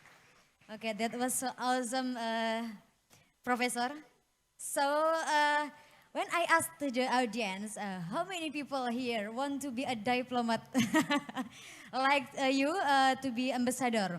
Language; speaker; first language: English; non-native, fluent; Indonesian